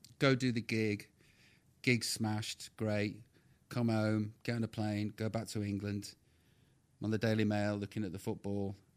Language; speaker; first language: English; native; English